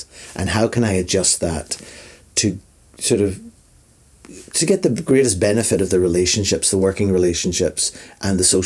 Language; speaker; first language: English; native; English